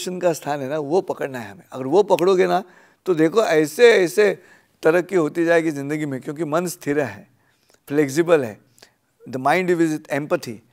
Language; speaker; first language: Hindi; non-native, local second language; Marathi